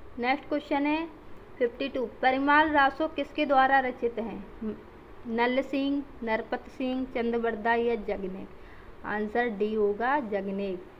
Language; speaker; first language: Hindi; native; Hindi